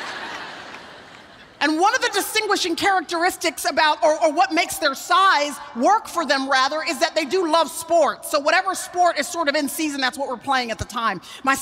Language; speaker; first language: English; native; English